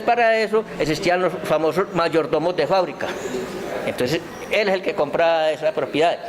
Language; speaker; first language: Spanish; native; Spanish